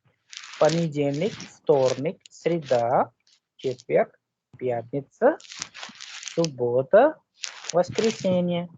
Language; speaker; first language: Russian; non-native, fluent; Hindi